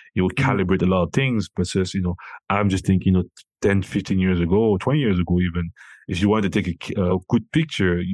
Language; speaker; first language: English; non-native, local second language; French